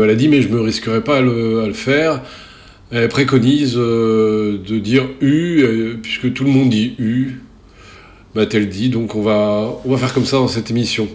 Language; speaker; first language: French; native; French